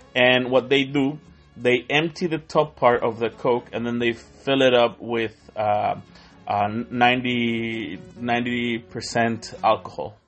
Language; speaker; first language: English; non-native, fluent; Spanish